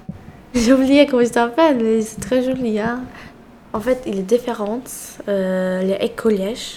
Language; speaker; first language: French; non-native, learner; Albanian